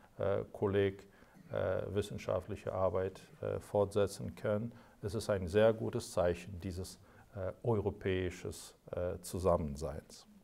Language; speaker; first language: German; non-native, fluent; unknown